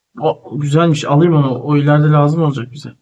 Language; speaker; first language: Turkish; native; Turkish